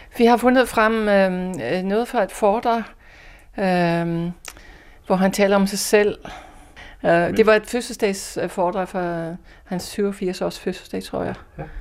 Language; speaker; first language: Danish; non-native, fluent; English